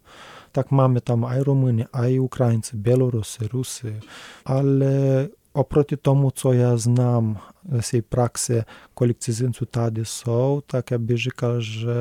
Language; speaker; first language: Czech; non-native, learner; Romanian